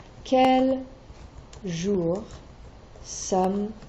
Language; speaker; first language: French; non-native, fluent; English